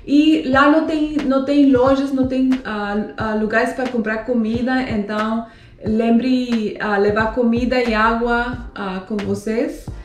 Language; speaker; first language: Portuguese; non-native, fluent; Spanish